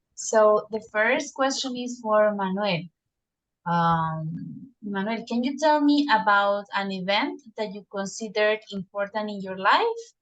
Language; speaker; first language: English; non-native, fluent; Spanish